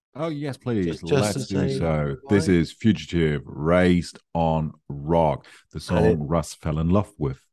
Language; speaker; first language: English; non-native, fluent; German